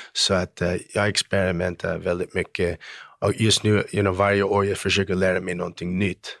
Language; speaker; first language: Swedish; early bilingual, heritage; Swedish